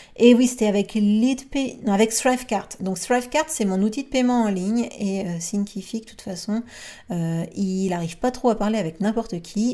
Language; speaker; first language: French; native; French